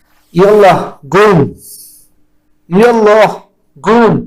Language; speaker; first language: Arabic; non-native, learner; Bangla